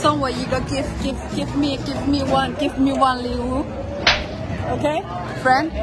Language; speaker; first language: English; non-native, learner; Chinese